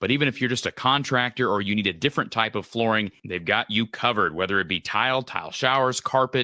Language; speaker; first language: English; native; English